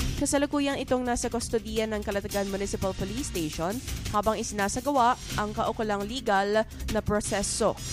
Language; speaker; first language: Filipino; native; Filipino